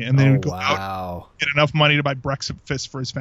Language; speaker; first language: English; native; English